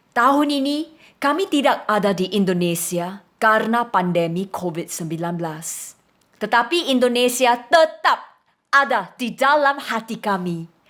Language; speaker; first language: Indonesian; non-native, fluent; English